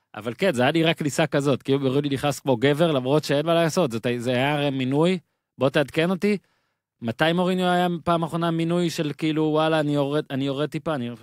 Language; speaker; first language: Hebrew; native; Hebrew